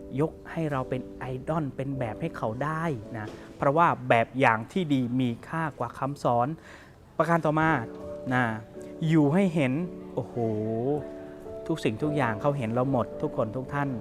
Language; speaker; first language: Thai; native; Thai